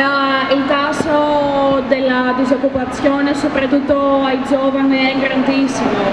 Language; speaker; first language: Italian; non-native, learner; Greek